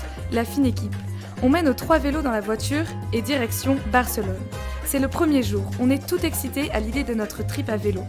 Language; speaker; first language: French; native; French